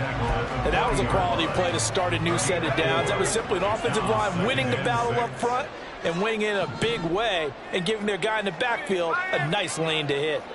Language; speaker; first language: English; native; English